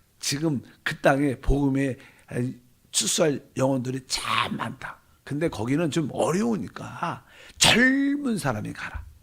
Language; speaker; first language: Korean; native; Korean